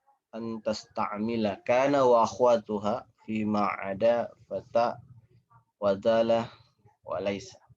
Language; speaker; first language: Arabic; non-native, fluent; Indonesian